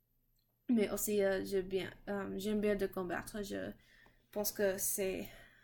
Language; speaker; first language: French; non-native, learner; English